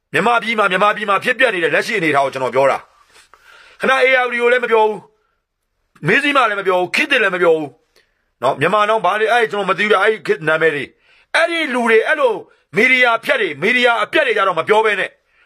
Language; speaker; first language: Burmese; non-native, local second language; Shan